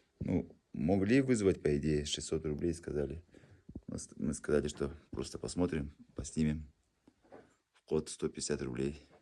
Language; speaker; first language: Russian; non-native, local second language; Yakut